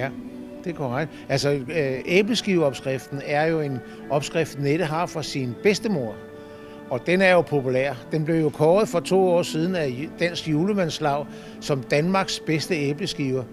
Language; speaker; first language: Danish; native; Danish